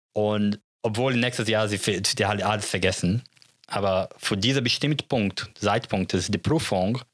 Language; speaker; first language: German; non-native, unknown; Portuguese